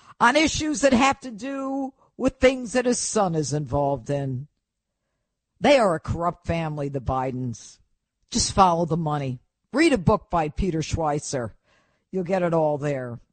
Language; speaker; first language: English; native; English